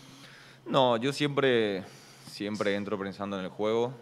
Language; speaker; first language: Portuguese; non-native, learner; Spanish